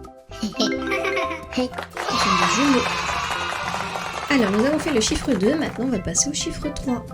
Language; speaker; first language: French; native; French